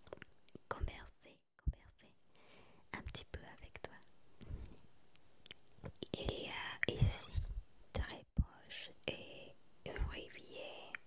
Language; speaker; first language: French; non-native, learner; Spanish